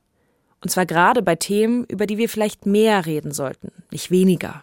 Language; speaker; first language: German; native; German